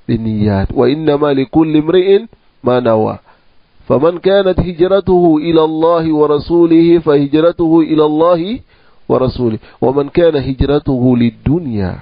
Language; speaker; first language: Arabic; non-native, fluent; Wolof